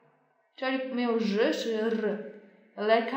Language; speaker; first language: Chinese; non-native, fluent; Polish